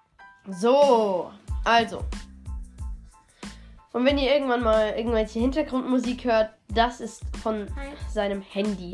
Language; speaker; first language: German; native; German